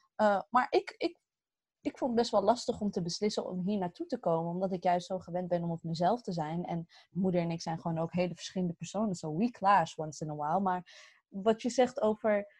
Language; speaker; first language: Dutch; early bilingual, other home language; Arabic